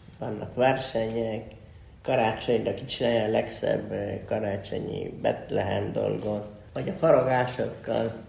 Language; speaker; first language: Hungarian; early bilingual, heritage; Hungarian